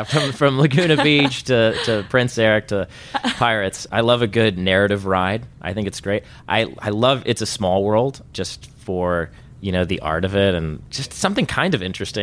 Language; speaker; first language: English; native; English